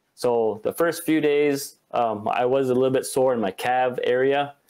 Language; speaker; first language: English; native; English